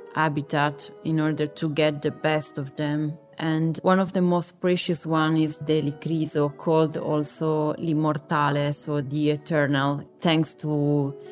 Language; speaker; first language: English; non-native, fluent; Italian